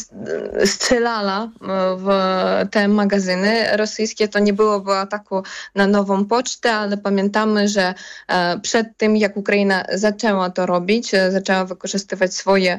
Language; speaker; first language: Polish; non-native, fluent; Ukrainian